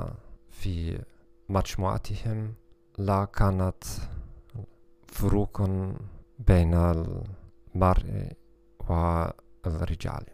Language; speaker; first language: Arabic; non-native, learner; German